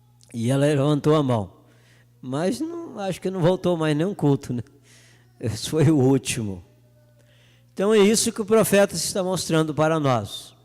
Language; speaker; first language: Portuguese; native; Portuguese